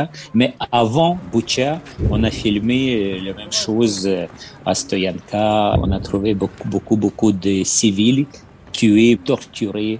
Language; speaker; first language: French; non-native, fluent; Ukrainian